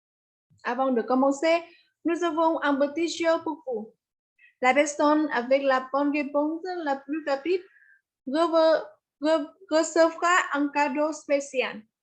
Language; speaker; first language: French; non-native, learner; Vietnamese